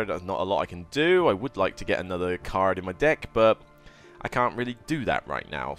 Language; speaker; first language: English; native; English